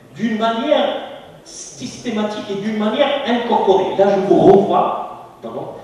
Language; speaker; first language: French; non-native, local second language; Arabic